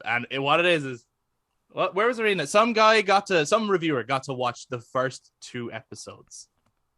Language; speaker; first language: English; native; English